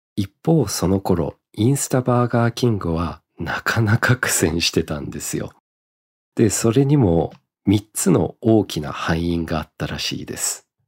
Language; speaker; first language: Japanese; early bilingual, heritage; Japanese